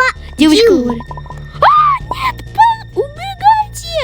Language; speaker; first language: Russian; non-native, local second language; Kazakh